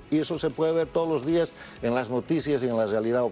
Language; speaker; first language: Spanish; native; Spanish